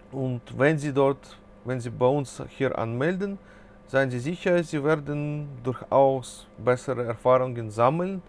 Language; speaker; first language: German; non-native, fluent; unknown